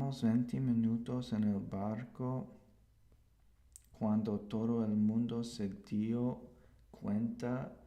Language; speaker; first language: Spanish; non-native, learner; English